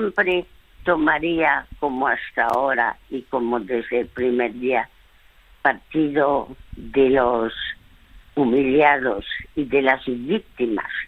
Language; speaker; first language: Spanish; early bilingual, other home language; French